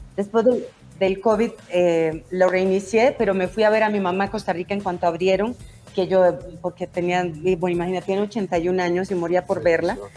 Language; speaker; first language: Spanish; native; Spanish